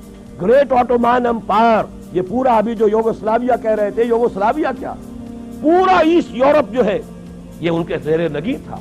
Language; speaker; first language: Urdu; native; Urdu